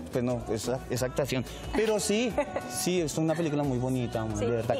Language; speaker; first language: Spanish; native; Spanish